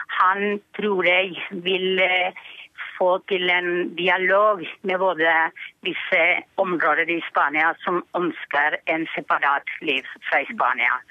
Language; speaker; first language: Norwegian; non-native, fluent; Spanish